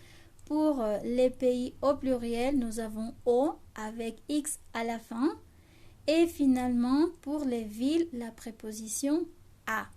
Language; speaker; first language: French; non-native, fluent; Spanish